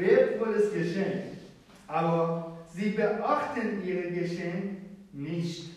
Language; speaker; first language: German; non-native, fluent; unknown